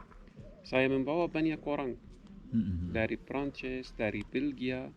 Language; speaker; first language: Indonesian; non-native, learner; Arabic